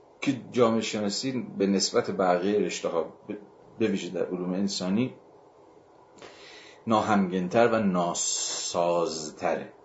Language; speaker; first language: Persian; native; Persian